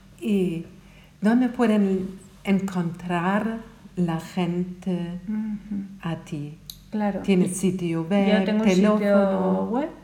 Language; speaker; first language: Spanish; non-native, learner; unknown